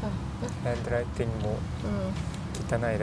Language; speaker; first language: Japanese; non-native, learner; English